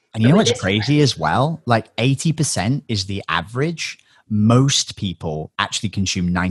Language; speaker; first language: English; native; English